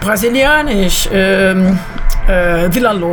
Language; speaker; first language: German; non-native, learner; Portuguese